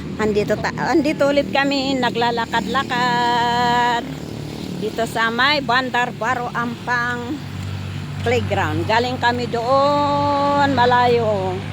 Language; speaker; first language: Filipino; non-native, local second language; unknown